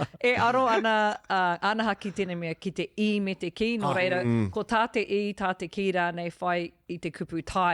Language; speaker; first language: Māori; non-native, local second language; English